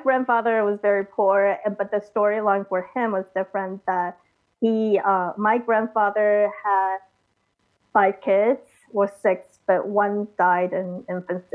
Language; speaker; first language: English; early bilingual, other home language; Chinese